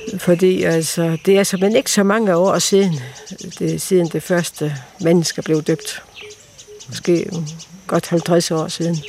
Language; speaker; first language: Danish; native; Danish